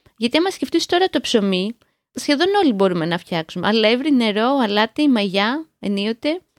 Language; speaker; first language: Greek; native; Greek